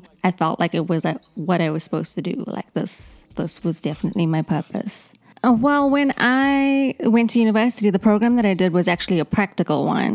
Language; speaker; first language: English; native; English